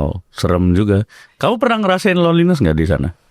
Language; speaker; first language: Indonesian; native; Indonesian